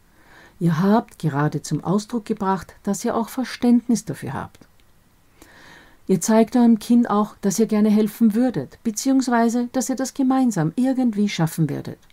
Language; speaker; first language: German; native; German